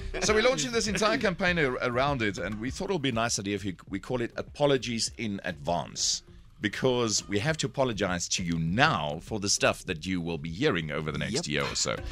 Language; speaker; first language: English; non-native, local second language; Afrikaans